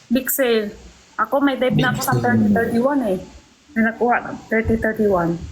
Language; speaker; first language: Filipino; non-native, learner; Chinese